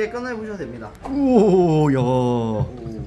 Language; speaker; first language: Korean; native; Korean